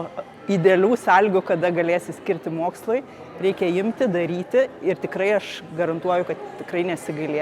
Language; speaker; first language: Lithuanian; native; Lithuanian